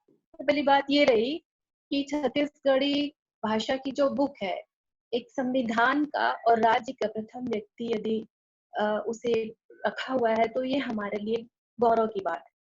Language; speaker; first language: Hindi; non-native, local second language; Chhattisgarhi